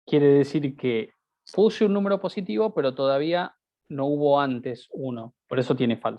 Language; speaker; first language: Spanish; native; Spanish